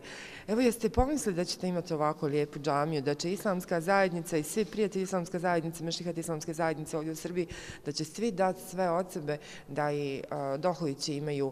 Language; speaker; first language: Croatian; native; Croatian